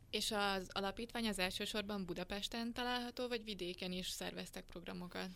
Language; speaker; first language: Hungarian; native; Hungarian